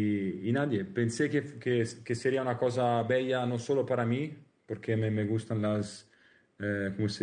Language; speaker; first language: Spanish; non-native, learner; Italian